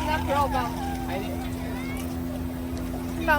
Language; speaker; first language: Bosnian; non-native, learner; Chinese